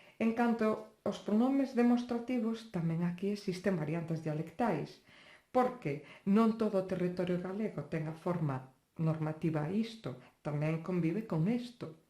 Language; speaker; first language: Galician; non-native, local second language; Spanish